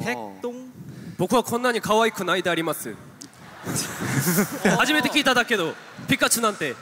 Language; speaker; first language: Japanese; non-native, learner; Korean